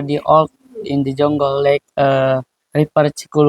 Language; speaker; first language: English; non-native, learner; Indonesian